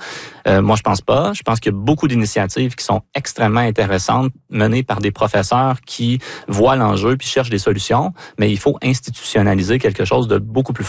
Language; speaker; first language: French; native; French